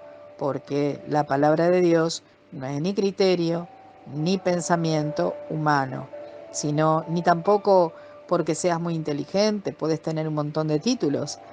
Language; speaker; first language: Spanish; native; Spanish